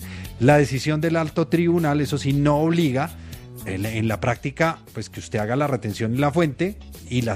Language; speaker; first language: Spanish; native; Spanish